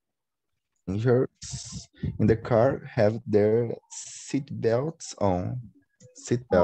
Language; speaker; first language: English; non-native, learner; Portuguese